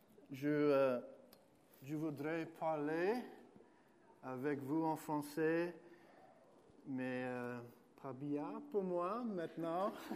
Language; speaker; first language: French; non-native, learner; English